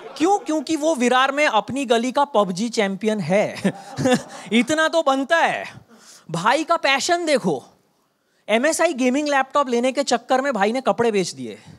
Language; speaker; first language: Hindi; non-native, local second language; Bangla